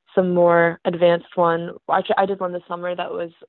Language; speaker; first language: English; native; English